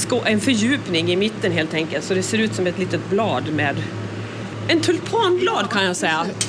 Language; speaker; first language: Swedish; native; Swedish